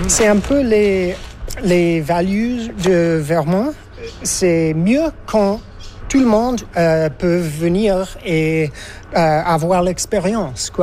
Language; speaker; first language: French; non-native, fluent; English